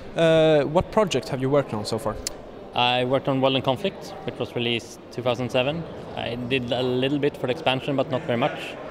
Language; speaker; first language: English; non-native, fluent; Swedish